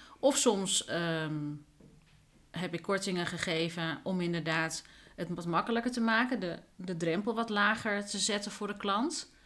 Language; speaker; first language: Dutch; native; Dutch